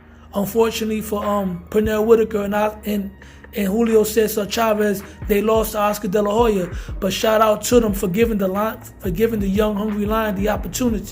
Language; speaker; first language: English; native; English